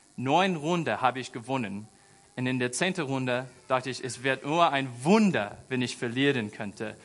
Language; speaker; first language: German; non-native, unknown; English